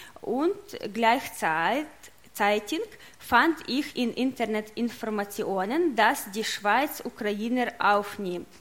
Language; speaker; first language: German; non-native, learner; Russian